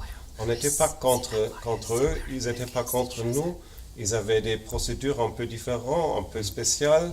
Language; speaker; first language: French; non-native, fluent; German